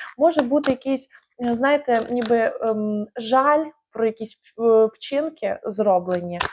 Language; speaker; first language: Ukrainian; non-native, local second language; Russian